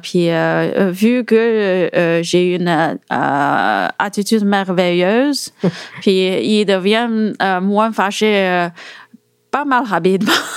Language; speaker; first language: French; non-native, fluent; Chinese